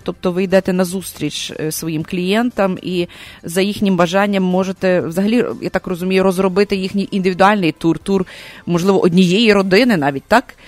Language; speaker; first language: Ukrainian; native; Ukrainian